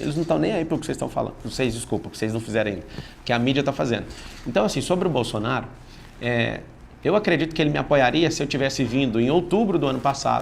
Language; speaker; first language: Portuguese; native; Portuguese